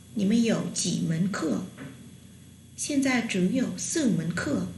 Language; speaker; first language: Chinese; non-native, learner; Vietnamese